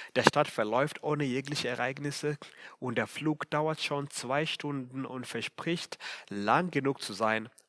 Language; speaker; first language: German; non-native, fluent; Swahili